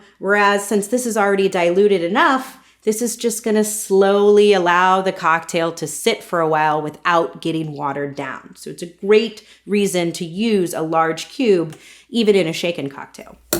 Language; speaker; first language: English; native; English